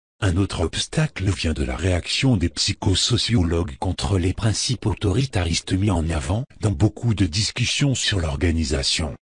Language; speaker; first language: French; native; French